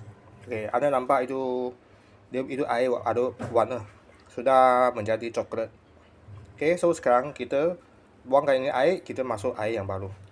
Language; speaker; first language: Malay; non-native, local second language; Chinese